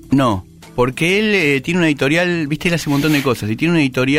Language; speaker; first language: Spanish; native; Spanish